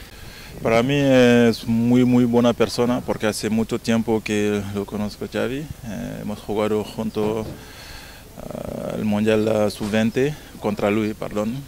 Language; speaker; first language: Spanish; non-native, fluent; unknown